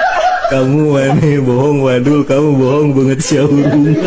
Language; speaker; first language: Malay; non-native, local second language; Sundanese